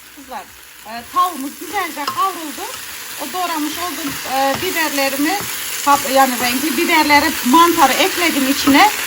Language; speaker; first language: Turkish; early bilingual, heritage; Turkish